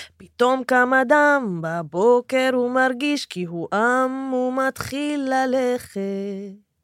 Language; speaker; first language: Hebrew; non-native, local second language; Arabic